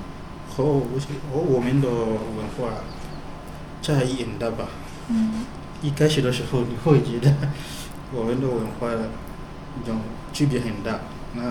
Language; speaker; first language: Chinese; non-native, fluent; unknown